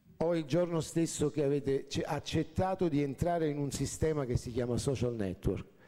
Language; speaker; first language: Italian; native; Italian